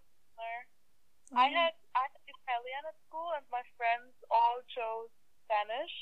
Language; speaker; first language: English; non-native, fluent; German